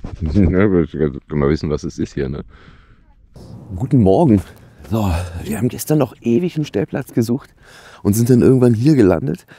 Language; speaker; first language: German; native; German